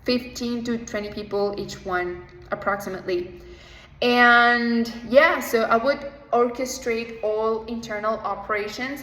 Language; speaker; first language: English; non-native, fluent; Spanish